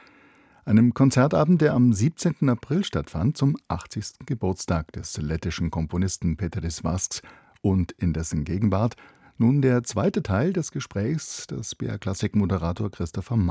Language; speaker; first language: German; native; German